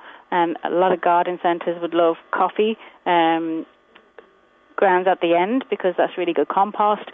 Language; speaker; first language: English; native; English